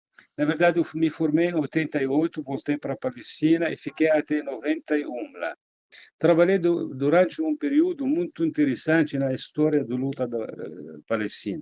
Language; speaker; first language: Portuguese; non-native, fluent; Arabic